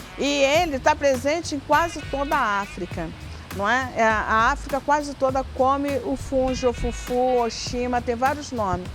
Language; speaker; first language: Portuguese; native; Portuguese